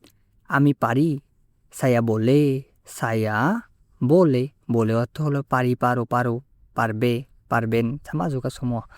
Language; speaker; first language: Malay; non-native, fluent; Bangla